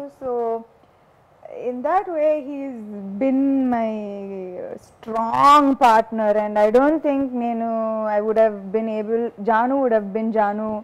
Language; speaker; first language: Telugu; non-native, local second language; Tamil